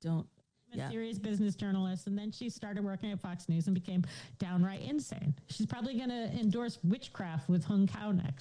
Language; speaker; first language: English; native; English